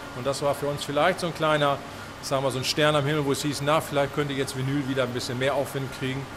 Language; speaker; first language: German; native; German